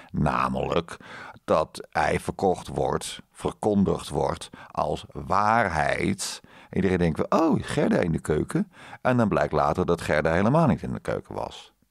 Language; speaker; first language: Dutch; native; Dutch